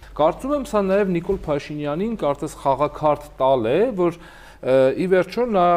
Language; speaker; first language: Armenian; native; Armenian